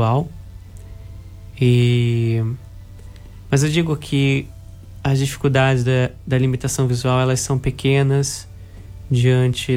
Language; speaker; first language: Portuguese; native; Portuguese